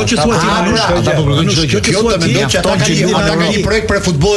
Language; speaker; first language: Albanian; native; Albanian